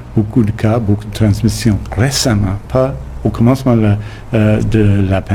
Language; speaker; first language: French; non-native, local second language; English